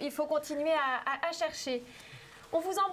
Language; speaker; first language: French; native; French